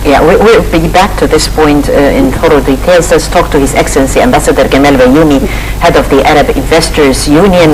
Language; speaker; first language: English; non-native, fluent; Arabic